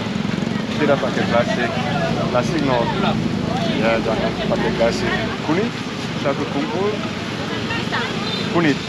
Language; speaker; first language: Indonesian; non-native, learner; German